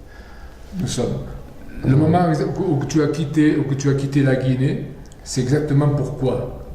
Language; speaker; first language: French; non-native, fluent; Spanish